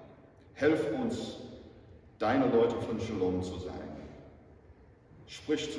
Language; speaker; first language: German; non-native, fluent; English